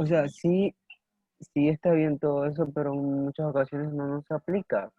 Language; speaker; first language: Spanish; native; Spanish